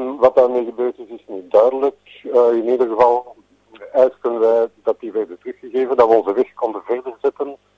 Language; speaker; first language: Dutch; native; Dutch